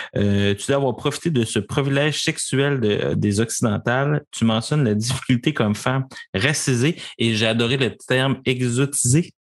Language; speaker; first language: French; native; French